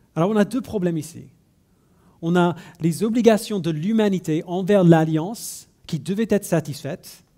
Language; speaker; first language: French; non-native, fluent; English